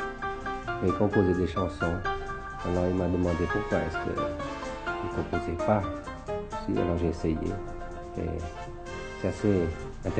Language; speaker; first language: French; early bilingual, other home language; Thai